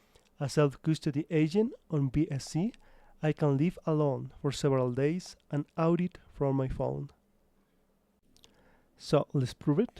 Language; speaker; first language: English; non-native, fluent; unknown